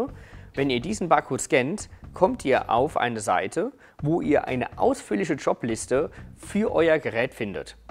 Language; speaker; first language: German; native; German